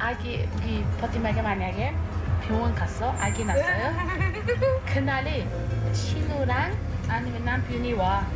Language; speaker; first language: Korean; non-native, learner; Uzbek